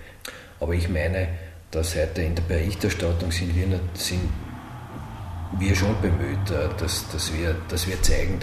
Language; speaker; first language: German; native; German